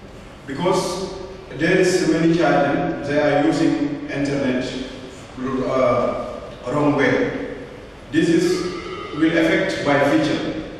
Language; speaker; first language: English; non-native, learner; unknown